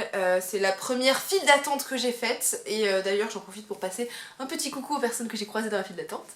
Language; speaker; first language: French; native; French